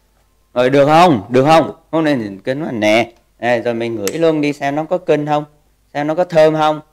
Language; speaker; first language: Vietnamese; native; Vietnamese